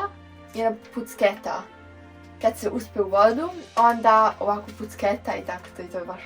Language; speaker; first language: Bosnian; early bilingual, heritage; Serbian